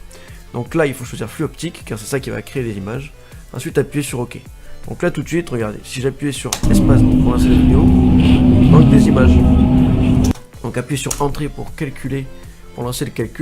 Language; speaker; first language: French; native; French